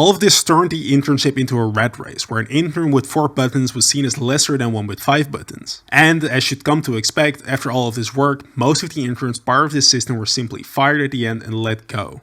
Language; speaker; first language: English; native; English